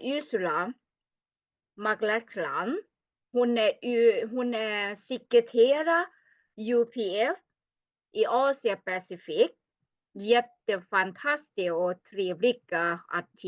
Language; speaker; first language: Swedish; non-native, learner; Thai